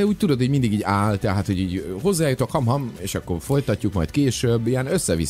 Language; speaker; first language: Hungarian; native; Hungarian